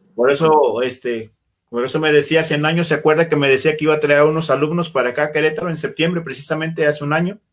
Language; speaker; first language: Spanish; native; Spanish